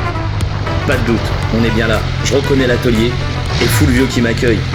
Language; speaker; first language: French; native; French